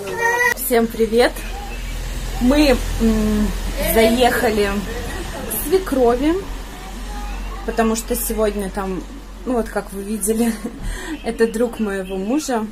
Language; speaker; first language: Russian; native; Russian